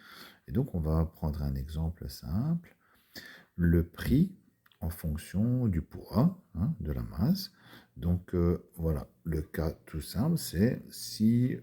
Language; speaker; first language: French; native; French